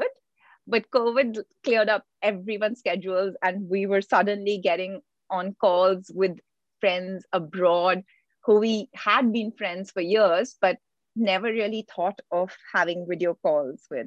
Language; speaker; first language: English; non-native, local second language; Hindi